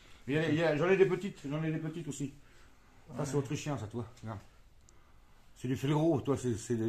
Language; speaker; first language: French; native; French